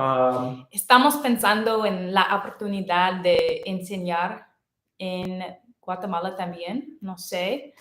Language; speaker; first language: Spanish; non-native, learner; English